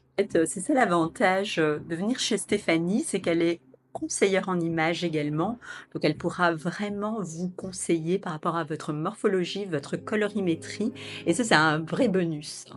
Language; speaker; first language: French; native; French